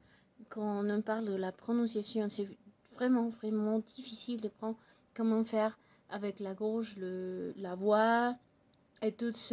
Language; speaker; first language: French; non-native, learner; Spanish